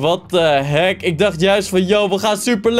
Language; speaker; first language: Dutch; native; Dutch